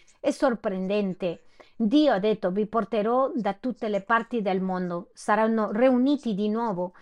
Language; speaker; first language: Italian; non-native, fluent; Spanish